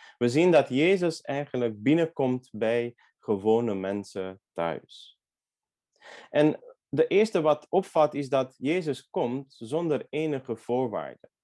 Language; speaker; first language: Dutch; non-native, fluent; Hungarian